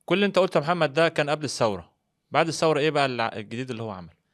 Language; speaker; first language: Arabic; native; Arabic